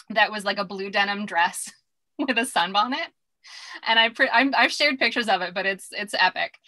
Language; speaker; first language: English; native; English